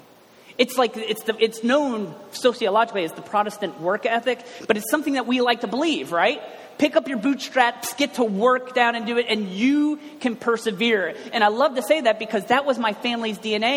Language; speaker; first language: English; native; English